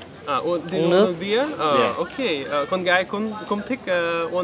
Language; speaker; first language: Vietnamese; non-native, learner; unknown